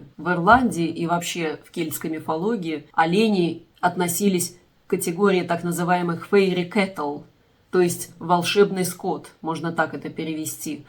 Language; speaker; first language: Russian; native; Russian